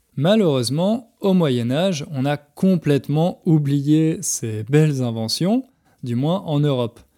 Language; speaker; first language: French; native; French